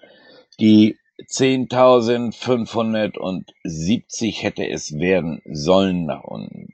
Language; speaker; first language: German; native; German